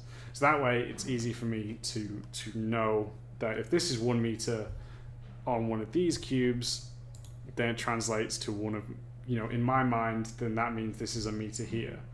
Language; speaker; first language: English; native; English